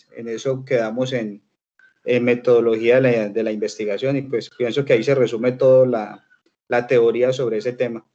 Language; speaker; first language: Spanish; native; Spanish